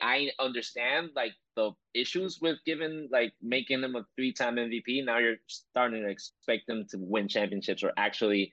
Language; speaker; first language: English; non-native, local second language; Spanish